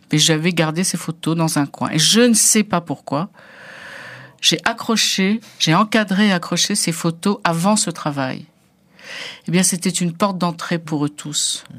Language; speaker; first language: French; early bilingual, other home language; Arabic